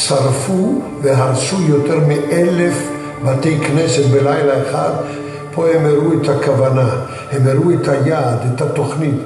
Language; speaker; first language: Hebrew; early bilingual, other home language; Yiddish